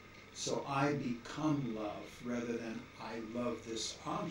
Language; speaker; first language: English; native; English